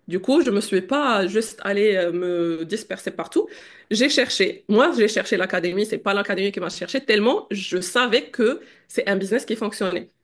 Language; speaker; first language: French; non-native, local second language; Arabic